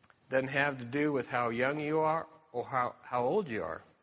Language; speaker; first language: English; native; English